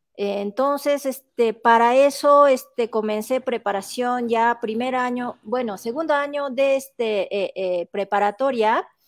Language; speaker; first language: Spanish; non-native, fluent; Japanese